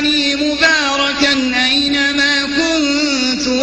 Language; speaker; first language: Arabic; native; Arabic